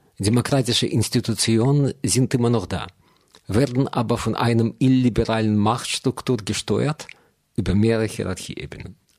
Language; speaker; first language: German; non-native, fluent; Russian